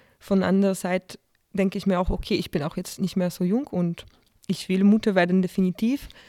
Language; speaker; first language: German; non-native, fluent; Polish